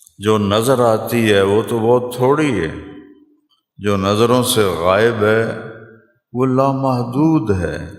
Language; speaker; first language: Urdu; non-native, local second language; Punjabi